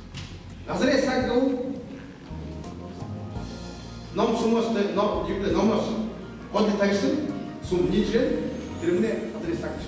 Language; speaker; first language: Mongolian; non-native, learner; Buriat